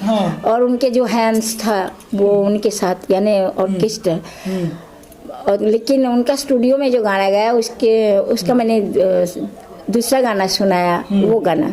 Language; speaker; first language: Hindi; non-native, local second language; Bangla